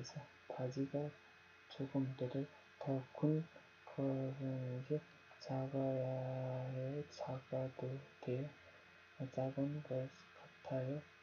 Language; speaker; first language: Korean; non-native, learner; Nepali